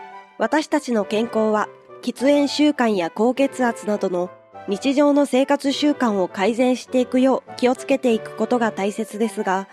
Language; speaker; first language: Japanese; native; Japanese